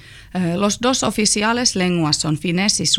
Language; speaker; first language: Spanish; non-native, learner; Finnish